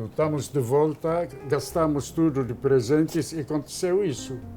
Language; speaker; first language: Portuguese; non-native, fluent; Arabic